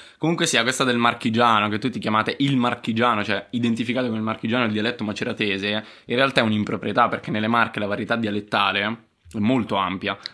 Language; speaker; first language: Italian; native; Italian